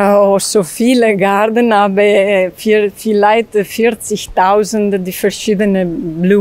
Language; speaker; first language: German; non-native, learner; Italian